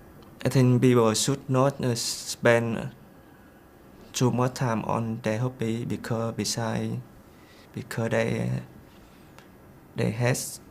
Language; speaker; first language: English; non-native, learner; Vietnamese